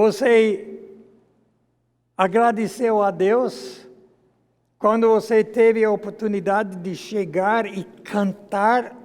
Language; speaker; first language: Portuguese; non-native, fluent; English